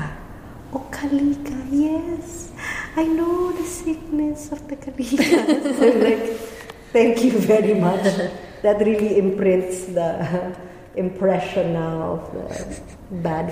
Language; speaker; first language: English; native; English